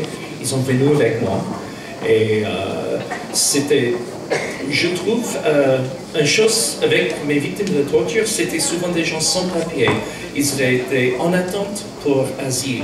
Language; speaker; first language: French; non-native, fluent; English